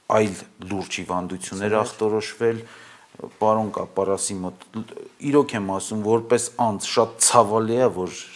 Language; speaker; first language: Armenian; native; Armenian